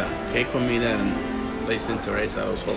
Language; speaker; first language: Spanish; non-native, fluent; English